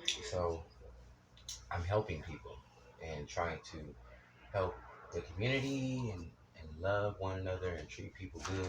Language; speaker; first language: English; native; English